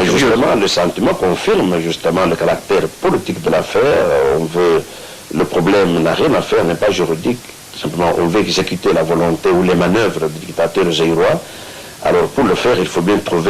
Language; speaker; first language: French; non-native, local second language; Luba-Lulua